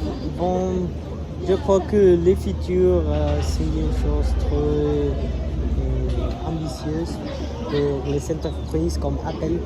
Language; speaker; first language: French; non-native, learner; Spanish